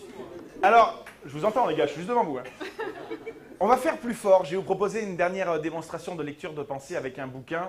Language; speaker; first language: French; native; French